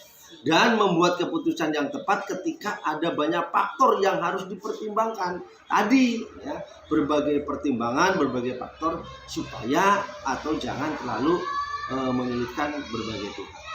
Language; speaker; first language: Indonesian; native; Indonesian